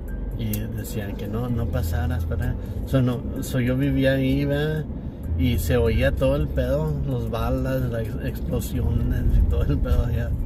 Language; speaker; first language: Spanish; early bilingual, heritage; English